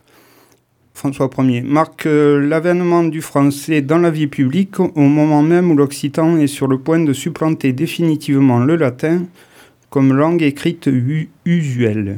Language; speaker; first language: French; native; French